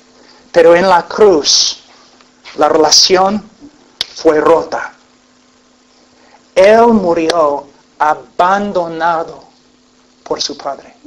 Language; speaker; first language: Spanish; non-native, fluent; English